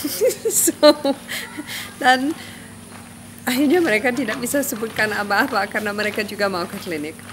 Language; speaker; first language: Indonesian; non-native, fluent; English